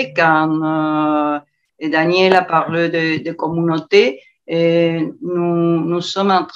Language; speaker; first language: French; non-native, learner; Spanish